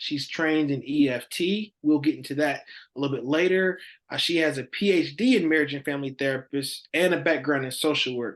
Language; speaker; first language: English; native; English